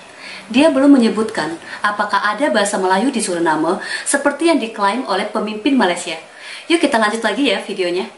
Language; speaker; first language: Indonesian; native; Indonesian